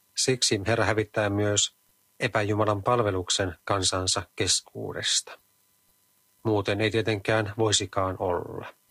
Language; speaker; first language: Finnish; native; Finnish